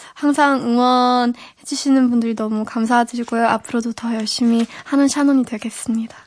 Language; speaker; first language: Korean; early bilingual, heritage; English